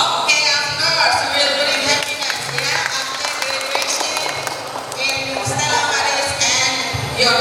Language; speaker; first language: English; non-native, fluent; Indonesian